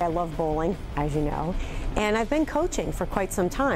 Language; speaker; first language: English; native; English